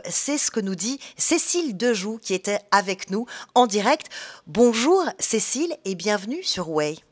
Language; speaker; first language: French; native; French